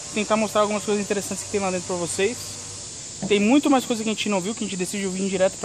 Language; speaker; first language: Portuguese; native; Portuguese